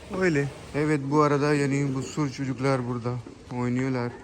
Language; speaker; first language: Turkish; non-native, learner; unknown